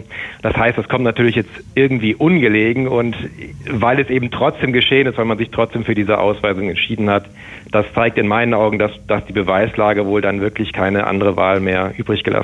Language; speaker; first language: German; native; German